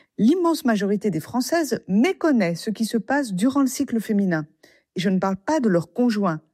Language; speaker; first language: French; native; French